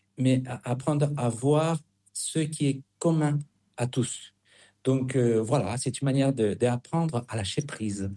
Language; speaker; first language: French; non-native, fluent; Spanish